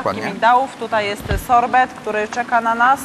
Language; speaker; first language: Polish; native; Polish